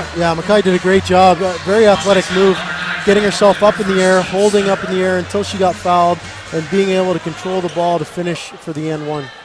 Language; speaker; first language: English; native; English